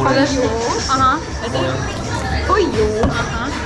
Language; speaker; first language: English; non-native, learner; Russian